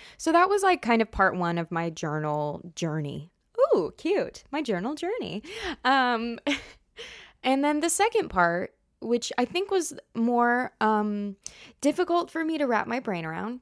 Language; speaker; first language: English; native; English